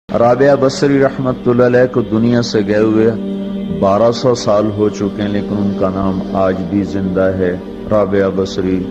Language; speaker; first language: Urdu; non-native, local second language; Punjabi